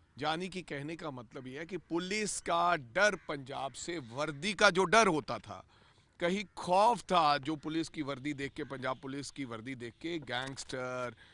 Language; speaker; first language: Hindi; non-native, local second language; Punjabi